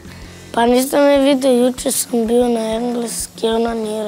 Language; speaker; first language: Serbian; non-native, local second language; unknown